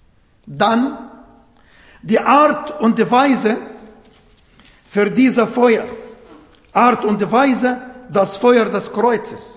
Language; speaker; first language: German; non-native, fluent; Arabic